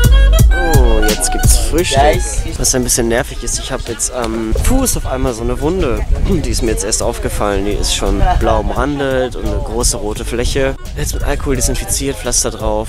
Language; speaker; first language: German; native; German